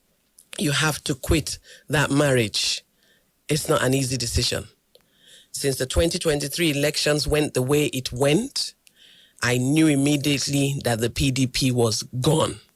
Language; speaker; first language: English; non-native, local second language; Yoruba